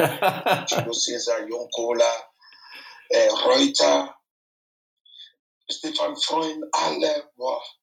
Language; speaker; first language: German; non-native, fluent; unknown